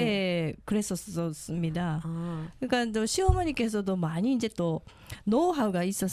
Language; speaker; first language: Korean; non-native, fluent; Japanese